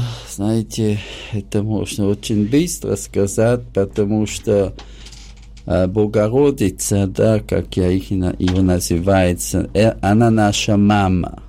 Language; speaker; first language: Ukrainian; non-native, learner; German